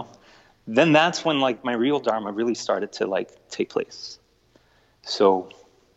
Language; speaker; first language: English; native; English